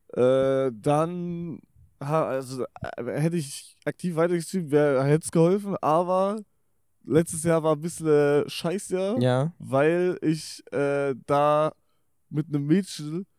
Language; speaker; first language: German; non-native, local second language; Luxembourgish